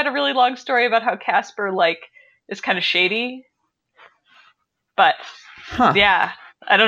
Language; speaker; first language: English; native; English